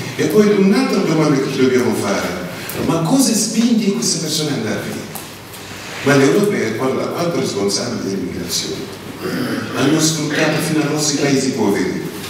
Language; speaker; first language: Italian; non-native, fluent; Wolof